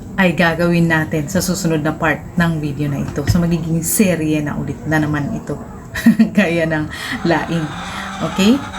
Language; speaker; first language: Filipino; native; Filipino